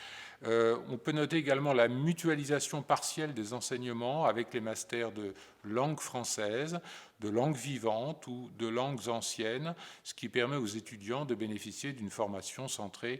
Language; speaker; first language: French; native; French